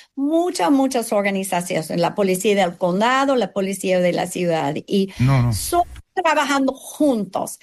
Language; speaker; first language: Spanish; non-native, fluent; English